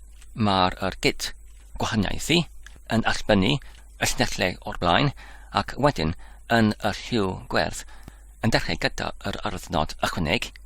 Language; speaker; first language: Welsh; non-native, learner; English